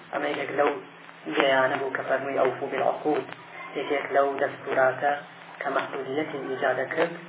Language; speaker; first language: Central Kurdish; native; Central Kurdish